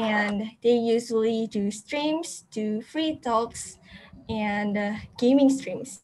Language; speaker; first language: English; non-native, fluent; Indonesian